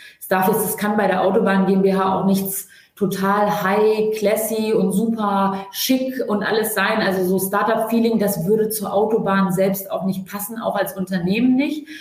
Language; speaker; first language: German; early bilingual, other home language; Turkish